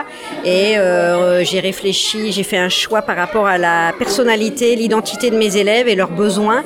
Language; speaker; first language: French; native; French